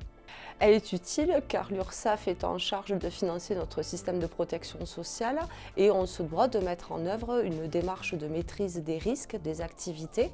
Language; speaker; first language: French; native; French